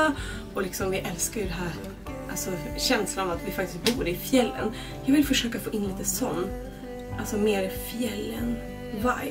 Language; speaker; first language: Swedish; native; Swedish